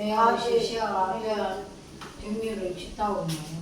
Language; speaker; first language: Chinese; non-native, learner; Filipino